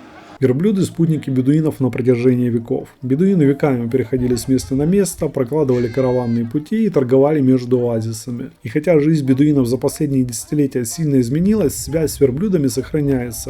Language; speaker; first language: Russian; native; Russian